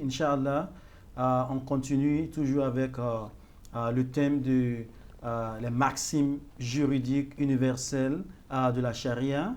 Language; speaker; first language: French; non-native, fluent; Yoruba